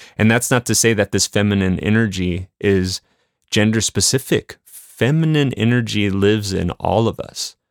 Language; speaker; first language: English; native; English